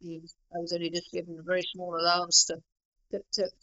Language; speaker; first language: English; native; English